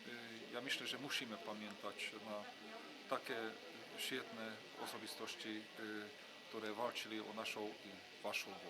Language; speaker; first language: Polish; non-native, fluent; Hungarian